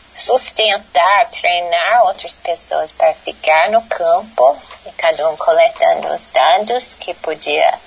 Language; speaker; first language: Portuguese; non-native, fluent; English